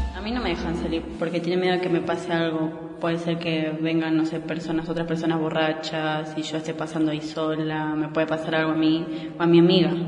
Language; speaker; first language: Spanish; native; Spanish